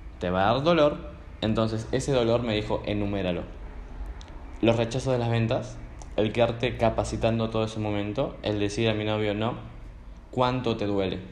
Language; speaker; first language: Spanish; native; Spanish